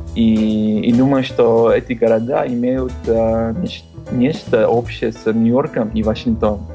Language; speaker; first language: Russian; non-native, learner; Spanish